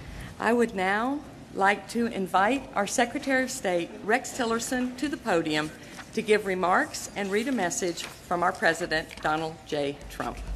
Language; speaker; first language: English; native; English